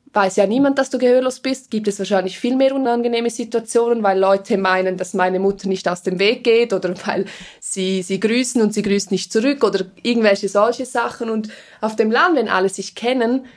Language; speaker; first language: German; non-native, fluent; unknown